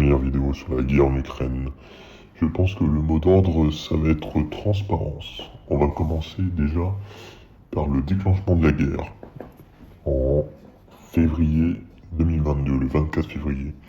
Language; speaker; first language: French; native; French